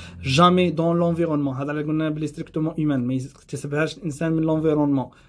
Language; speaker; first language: French; non-native, local second language; Arabic